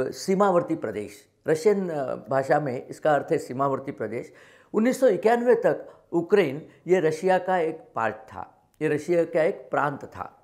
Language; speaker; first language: Hindi; non-native, local second language; Marathi